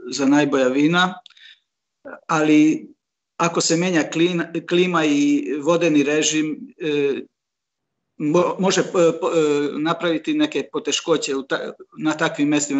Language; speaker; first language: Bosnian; non-native, local second language; Hungarian